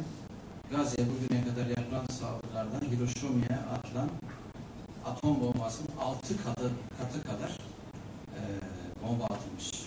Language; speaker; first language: Turkish; native; Turkish